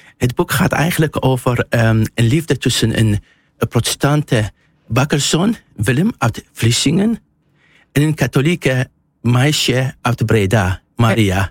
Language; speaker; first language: Dutch; non-native, fluent; Arabic